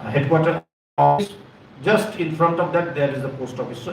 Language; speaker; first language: English; non-native, local second language; Bangla